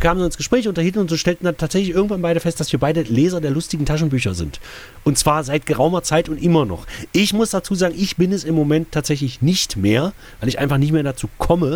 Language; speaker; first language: German; native; German